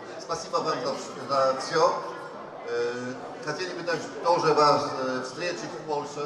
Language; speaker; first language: Russian; non-native, learner; Polish